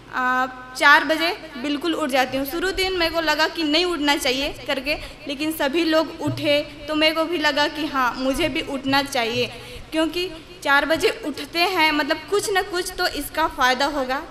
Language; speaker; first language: Hindi; native; Hindi